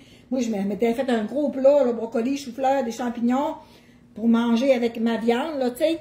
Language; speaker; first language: French; native; French